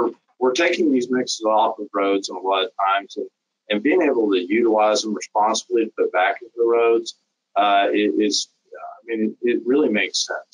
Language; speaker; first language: English; native; English